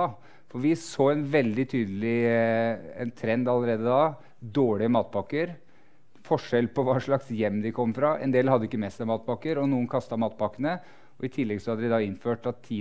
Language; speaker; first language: Norwegian; native; Norwegian